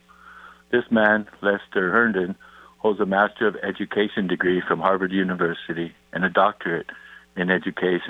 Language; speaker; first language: English; native; English